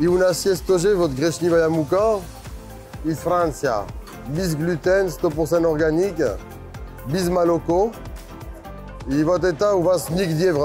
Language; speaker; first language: Russian; non-native, learner; French